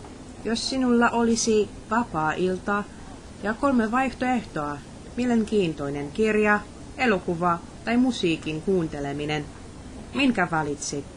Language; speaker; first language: Finnish; non-native, fluent; Polish